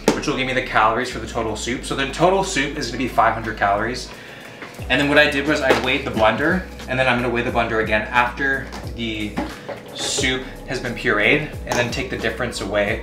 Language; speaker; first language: English; native; English